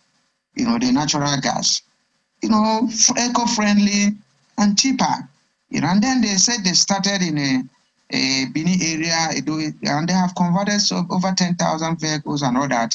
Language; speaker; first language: English; non-native, local second language; Igbo